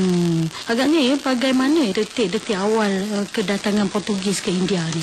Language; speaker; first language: Malay; native; Malay